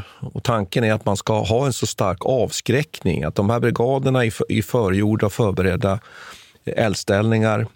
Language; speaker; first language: Swedish; native; Swedish